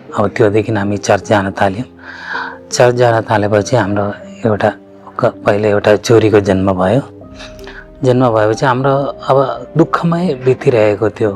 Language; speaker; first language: Nepali; non-native, fluent; Malayalam